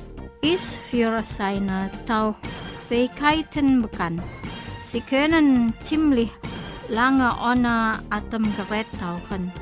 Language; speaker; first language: German; non-native, fluent; Indonesian